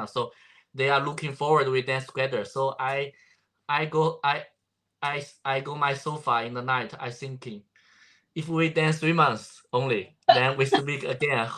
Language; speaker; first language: English; non-native, learner; Chinese